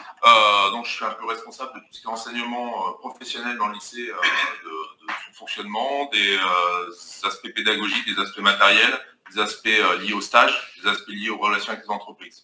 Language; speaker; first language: French; native; French